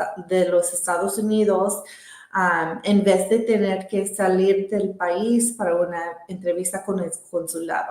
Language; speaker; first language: Spanish; early bilingual, heritage; Spanish